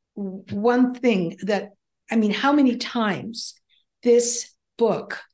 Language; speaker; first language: English; early bilingual, other home language; Greek